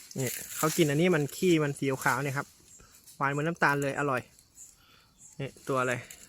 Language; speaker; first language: Thai; non-native, local second language; S'gaw Karen